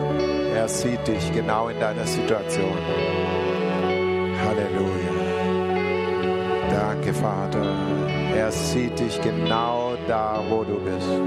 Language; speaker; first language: German; native; German